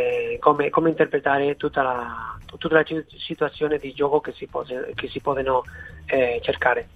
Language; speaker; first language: Italian; non-native, fluent; Spanish